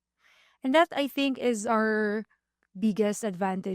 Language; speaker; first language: English; non-native, local second language; Filipino